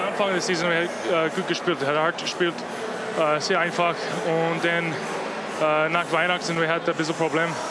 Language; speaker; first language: German; non-native, learner; English